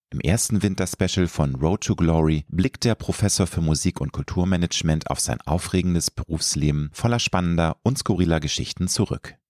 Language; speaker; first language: German; native; German